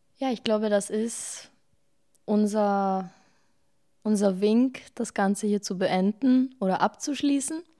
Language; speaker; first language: German; early bilingual, other home language; Bosnian